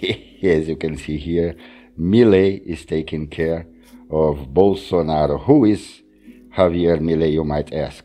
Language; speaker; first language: English; non-native, fluent; Portuguese